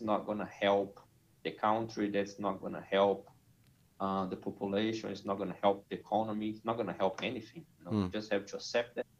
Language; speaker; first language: English; non-native, fluent; Portuguese